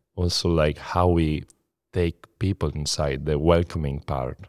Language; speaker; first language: English; non-native, fluent; Italian